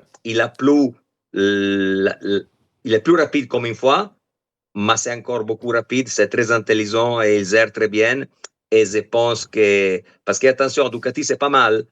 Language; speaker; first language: French; non-native, fluent; Italian